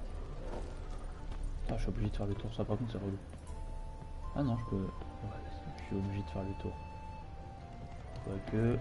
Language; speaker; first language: French; native; French